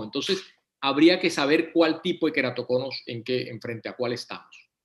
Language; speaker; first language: Spanish; native; Spanish